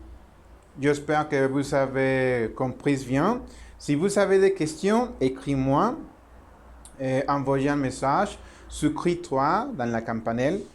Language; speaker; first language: French; non-native, learner; Spanish